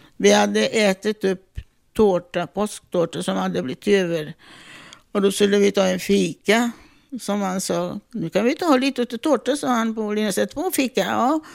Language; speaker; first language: Swedish; non-native, fluent; Italian